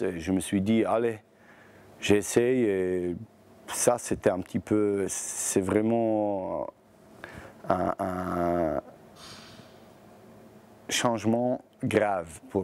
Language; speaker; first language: French; non-native, learner; Bosnian